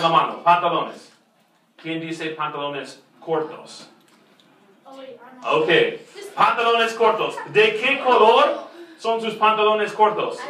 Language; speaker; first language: Spanish; non-native, fluent; English